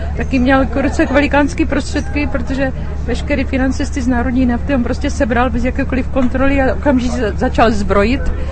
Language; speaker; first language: Czech; native; Czech